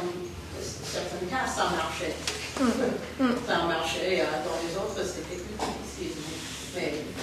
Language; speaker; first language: French; non-native, fluent; English